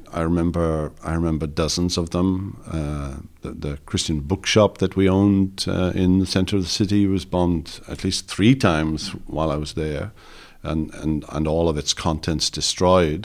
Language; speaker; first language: English; native; English